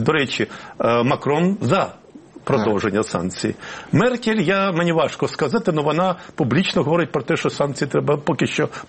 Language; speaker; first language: Ukrainian; native; Ukrainian